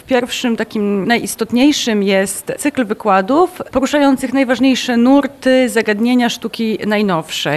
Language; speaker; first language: Polish; native; Polish